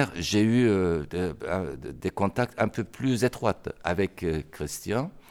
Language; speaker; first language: French; non-native, fluent; Turkish